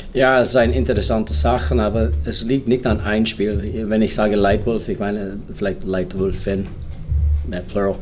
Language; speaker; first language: German; non-native, learner; English